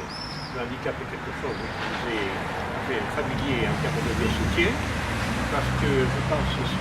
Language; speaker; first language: French; native; French